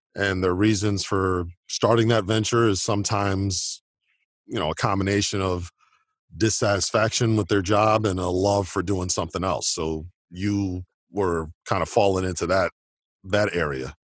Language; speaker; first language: English; native; English